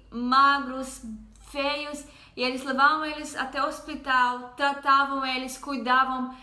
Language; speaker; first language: Portuguese; non-native, fluent; Hebrew